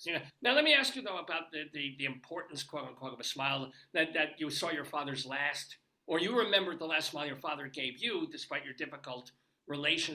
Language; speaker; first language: English; native; English